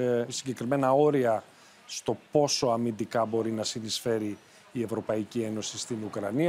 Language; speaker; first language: Greek; native; Greek